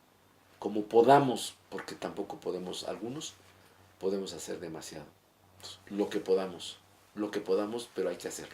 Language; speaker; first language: Spanish; native; Spanish